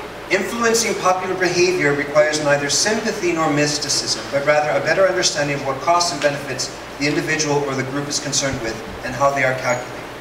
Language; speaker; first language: English; early bilingual, other home language; Spanish